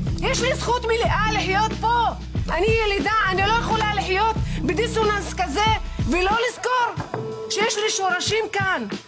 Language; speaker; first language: Hebrew; non-native, local second language; Arabic